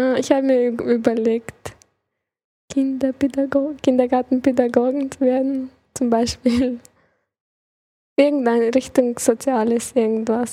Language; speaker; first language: German; early bilingual, other home language; Chechen